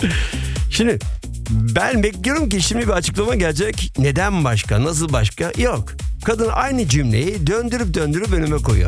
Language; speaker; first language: Turkish; early bilingual, other home language; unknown